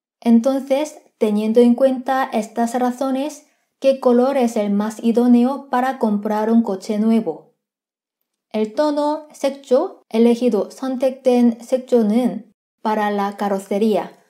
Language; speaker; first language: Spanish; non-native, fluent; Korean